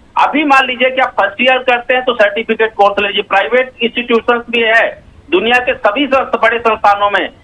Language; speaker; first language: Hindi; native; Hindi